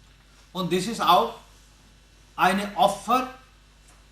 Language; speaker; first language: German; non-native, learner; Bangla